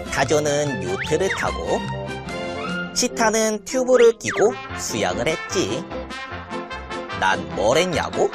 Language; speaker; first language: Korean; native; Korean